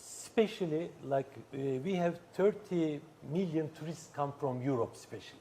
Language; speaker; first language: English; non-native, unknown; Turkish